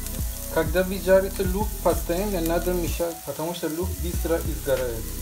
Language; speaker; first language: Russian; non-native, fluent; Persian